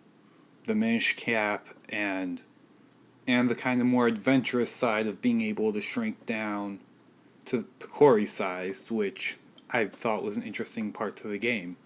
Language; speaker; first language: English; native; English